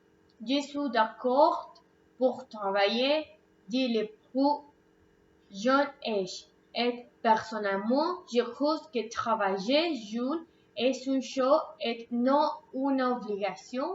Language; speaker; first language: French; non-native, learner; Spanish